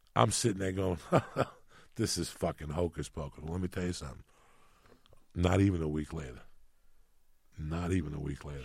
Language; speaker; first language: English; early bilingual, other home language; Spanish